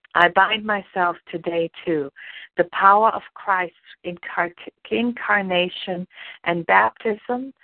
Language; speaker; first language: English; non-native, fluent; German